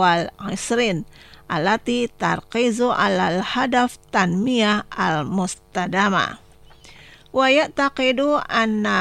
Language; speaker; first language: Arabic; non-native, fluent; Indonesian